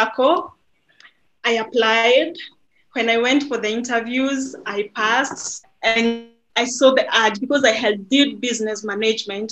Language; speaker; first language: English; non-native, local second language; Kikuyu